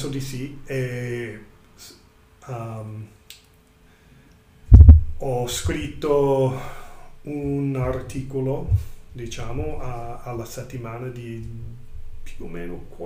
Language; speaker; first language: Italian; non-native, learner; English